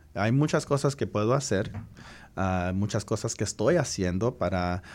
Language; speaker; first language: Spanish; early bilingual, heritage; Spanish